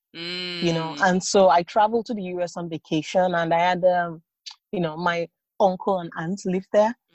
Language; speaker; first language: English; non-native, local second language; Yoruba